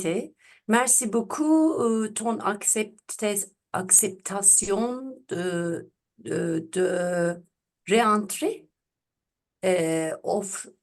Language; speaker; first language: French; non-native, learner; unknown